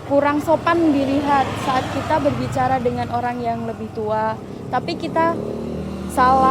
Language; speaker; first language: Indonesian; non-native, local second language; Javanese